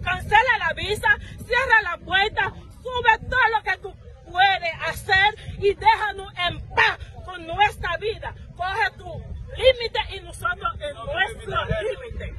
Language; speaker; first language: Spanish; non-native, fluent; Haitian Creole